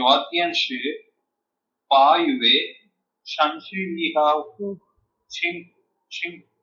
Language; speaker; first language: Chinese; non-native, learner; Tamil